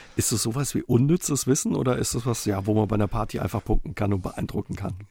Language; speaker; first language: German; native; German